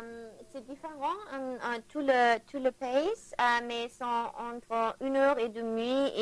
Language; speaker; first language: French; non-native, learner; German